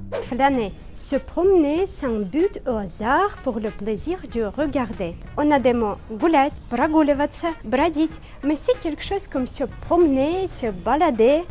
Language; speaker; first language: French; non-native, fluent; Russian